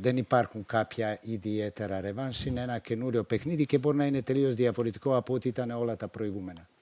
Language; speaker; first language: Greek; non-native, fluent; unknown